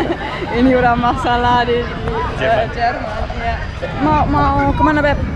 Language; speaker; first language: Indonesian; non-native, fluent; German